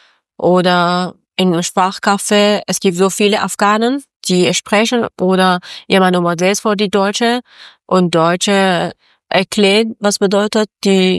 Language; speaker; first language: German; non-native, learner; Persian